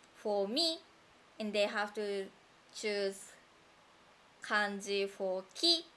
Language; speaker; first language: English; non-native, fluent; Japanese